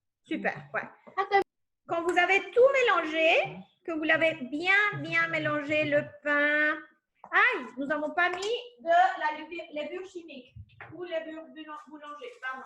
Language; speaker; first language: French; non-native, fluent; Spanish